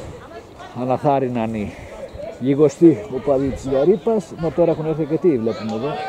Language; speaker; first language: Greek; native; Greek